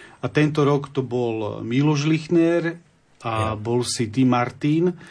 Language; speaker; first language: Slovak; native; Slovak